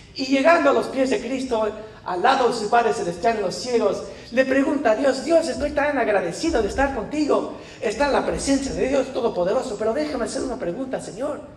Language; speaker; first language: Spanish; non-native, fluent; English